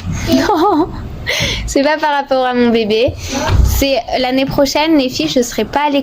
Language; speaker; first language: French; native; French